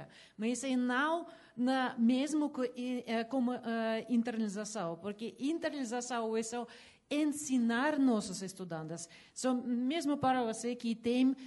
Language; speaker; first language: Portuguese; non-native, learner; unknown